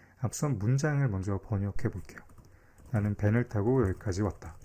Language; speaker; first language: Korean; native; Korean